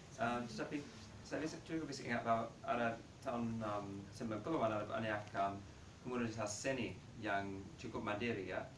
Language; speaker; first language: Indonesian; non-native, fluent; English